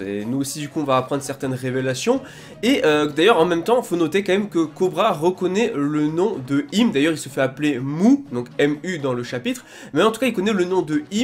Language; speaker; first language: French; native; French